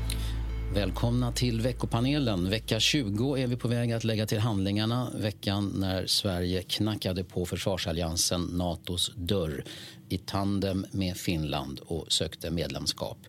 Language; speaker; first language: Swedish; native; Swedish